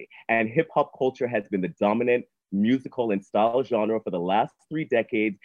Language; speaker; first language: English; native; English